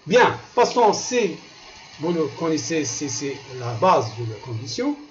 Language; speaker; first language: French; non-native, local second language; Arabic